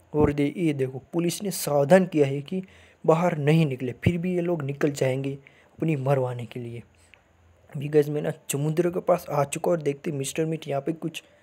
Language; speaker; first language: Hindi; non-native, local second language; Gujarati